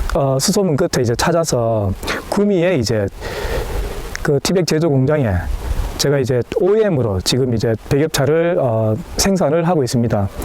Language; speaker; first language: Korean; native; Korean